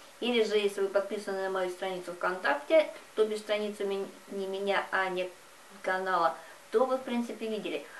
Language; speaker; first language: Russian; native; Russian